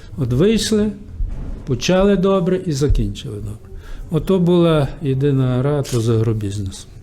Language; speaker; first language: Ukrainian; native; Ukrainian